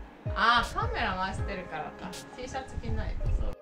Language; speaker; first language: Japanese; non-native, fluent; Korean